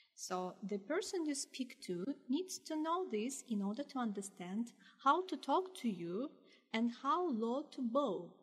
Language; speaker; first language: English; non-native, fluent; Russian